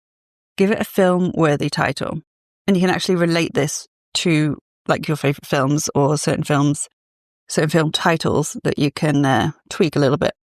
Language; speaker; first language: English; native; English